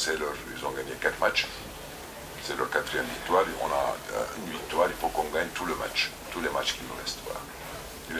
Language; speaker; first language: French; native; French